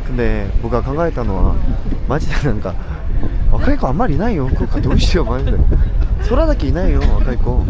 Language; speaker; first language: Japanese; non-native, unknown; Korean